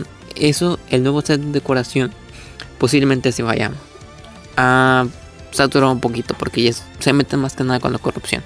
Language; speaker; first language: Spanish; native; Spanish